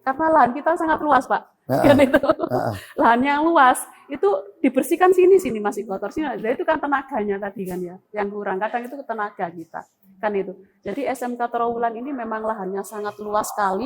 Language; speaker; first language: Indonesian; native; Indonesian